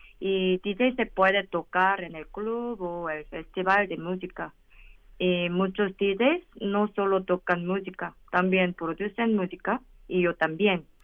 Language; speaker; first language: Spanish; non-native, learner; Korean